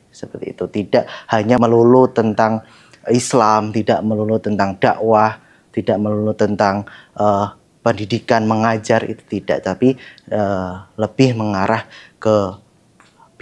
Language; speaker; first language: Indonesian; non-native, local second language; Javanese